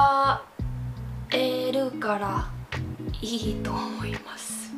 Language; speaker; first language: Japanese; non-native, fluent; Korean